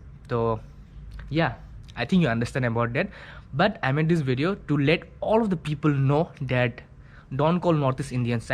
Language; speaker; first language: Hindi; non-native, local second language; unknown